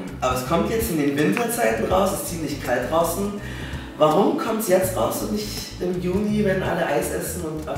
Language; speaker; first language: German; native; German